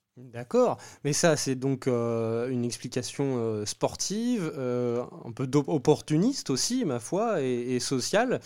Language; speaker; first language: French; native; French